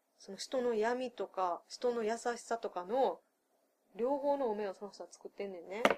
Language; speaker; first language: Japanese; native; Japanese